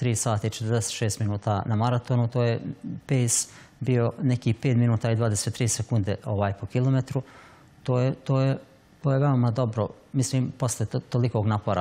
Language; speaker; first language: Croatian; native; Croatian